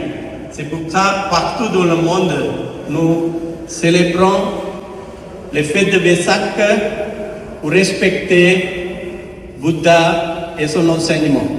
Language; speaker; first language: French; non-native, fluent; Sinhala